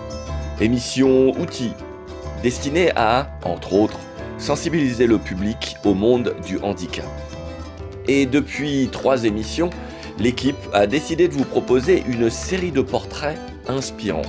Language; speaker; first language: French; native; French